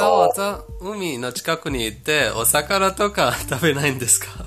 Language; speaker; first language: Japanese; non-native, fluent; Persian